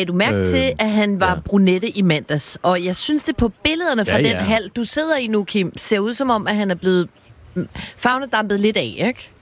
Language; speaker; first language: Danish; native; Danish